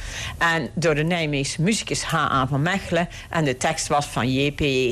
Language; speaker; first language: Dutch; native; Dutch